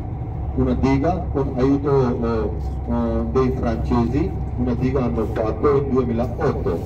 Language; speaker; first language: Italian; non-native, fluent; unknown